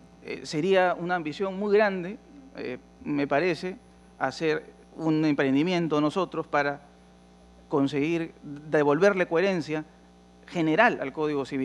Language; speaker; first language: Spanish; native; Spanish